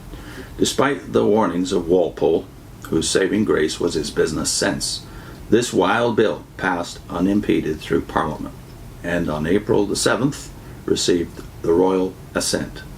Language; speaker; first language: English; native; English